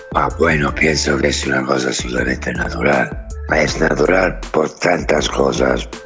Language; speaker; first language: Spanish; non-native, fluent; Italian